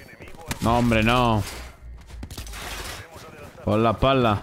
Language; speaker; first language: Spanish; native; Spanish